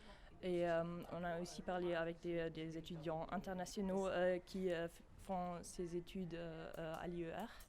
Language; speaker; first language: French; non-native, fluent; German